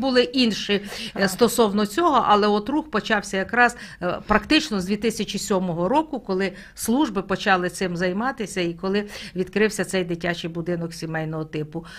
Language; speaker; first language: Ukrainian; native; Ukrainian